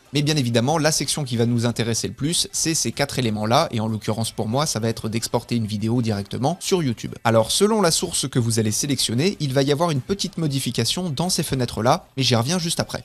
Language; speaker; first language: French; native; French